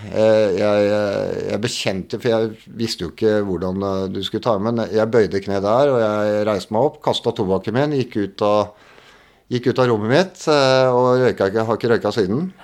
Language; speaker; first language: Norwegian; native; Norwegian